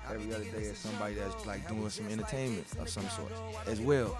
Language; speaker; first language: English; native; English